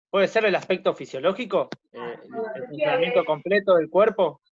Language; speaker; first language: Spanish; native; Spanish